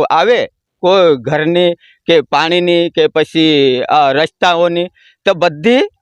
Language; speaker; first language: Gujarati; non-native, local second language; Kukna